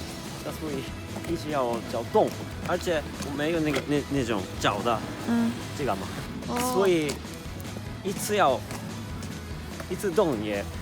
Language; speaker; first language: Chinese; non-native, fluent; Japanese